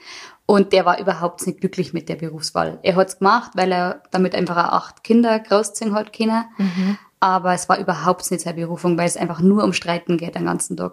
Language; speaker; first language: German; native; German